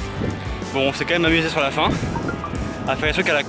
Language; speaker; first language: French; native; French